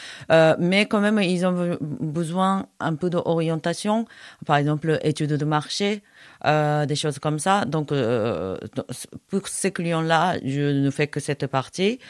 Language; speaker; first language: French; non-native, fluent; Japanese